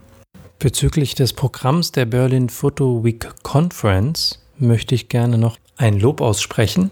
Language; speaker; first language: German; native; German